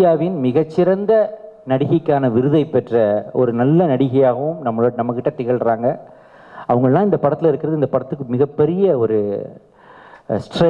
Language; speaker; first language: Tamil; native; Tamil